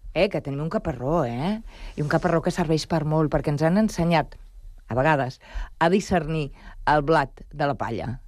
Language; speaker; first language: Catalan; non-native, local second language; Spanish